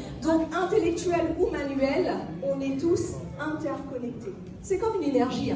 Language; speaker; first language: French; non-native, local second language; Morisyen